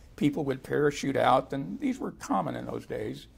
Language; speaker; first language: English; native; English